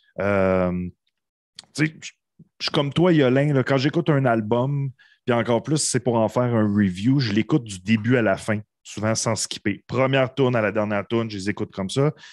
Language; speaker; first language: French; native; French